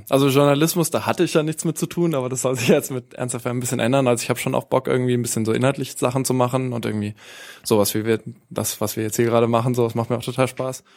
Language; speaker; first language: German; native; German